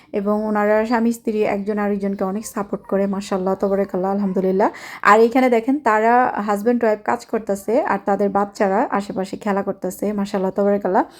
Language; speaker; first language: Bangla; native; Bangla